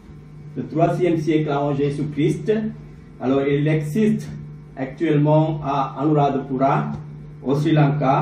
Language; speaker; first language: French; non-native, learner; Sinhala